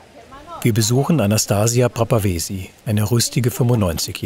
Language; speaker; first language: German; native; German